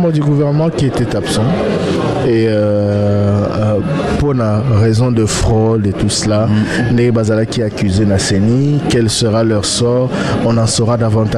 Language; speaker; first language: French; non-native, local second language; Lingala